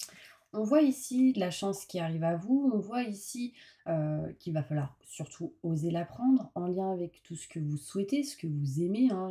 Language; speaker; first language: French; native; French